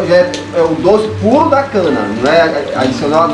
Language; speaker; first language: Portuguese; native; Portuguese